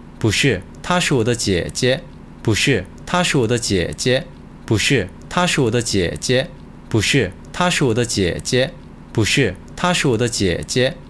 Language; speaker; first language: Chinese; non-native, fluent; Korean